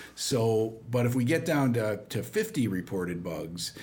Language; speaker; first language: English; native; English